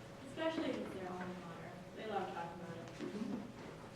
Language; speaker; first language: English; native; English